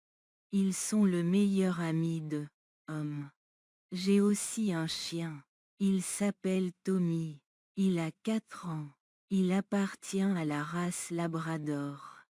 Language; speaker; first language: French; non-native, learner; Bangla